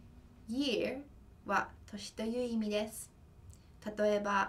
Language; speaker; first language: Japanese; non-native, fluent; English